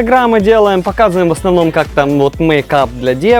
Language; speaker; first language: Russian; native; Russian